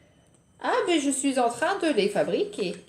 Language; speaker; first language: French; native; French